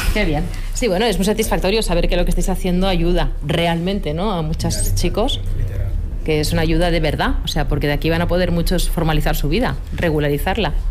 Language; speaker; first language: Spanish; native; Spanish